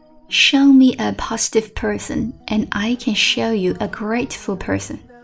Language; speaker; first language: English; non-native, fluent; Chinese